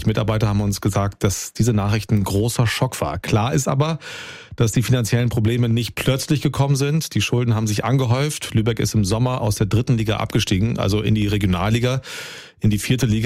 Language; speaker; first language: German; native; German